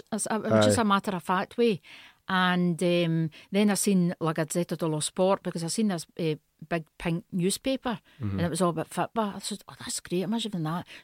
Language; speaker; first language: English; native; English